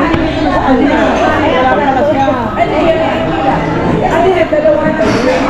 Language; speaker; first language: Filipino; native; Filipino